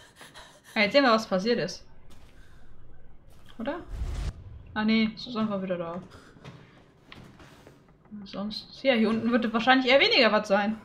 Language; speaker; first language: German; native; German